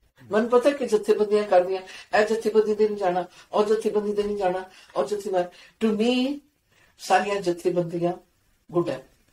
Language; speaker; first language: Punjabi; native; Punjabi